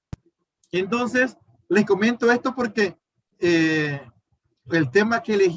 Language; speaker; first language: Spanish; native; Spanish